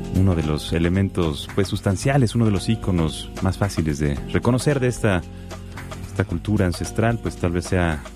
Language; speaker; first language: Spanish; native; Spanish